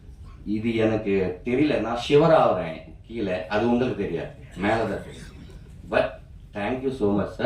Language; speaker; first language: Tamil; non-native, learner; Telugu